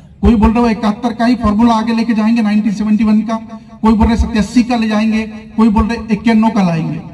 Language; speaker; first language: Urdu; native; Urdu